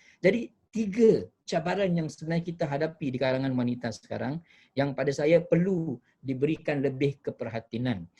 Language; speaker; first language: Malay; native; Malay